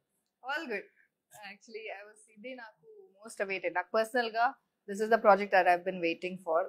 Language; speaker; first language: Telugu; non-native, local second language; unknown